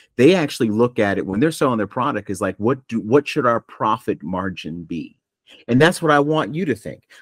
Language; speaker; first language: English; native; English